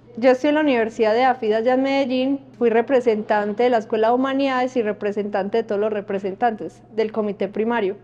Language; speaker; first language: Spanish; native; Spanish